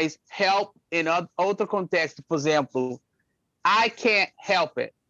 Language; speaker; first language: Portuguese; non-native, fluent; English